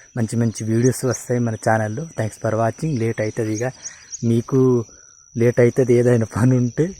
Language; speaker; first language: Telugu; non-native, local second language; Gondi